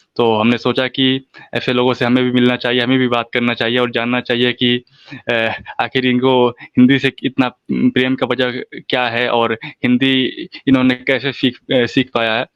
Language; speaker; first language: Hindi; native; Hindi